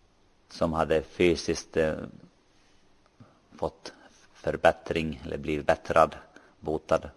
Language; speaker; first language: Swedish; non-native, local second language; Finnish